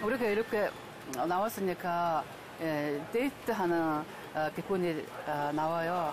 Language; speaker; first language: Korean; non-native, fluent; Mongolian